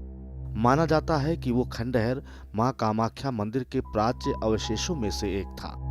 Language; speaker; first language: Hindi; native; Hindi